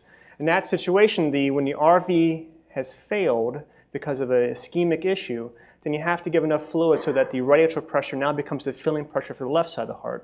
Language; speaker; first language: English; native; English